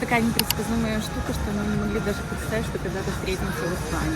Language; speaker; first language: Russian; native; Russian